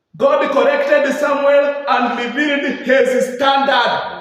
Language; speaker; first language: English; non-native, local second language; Swahili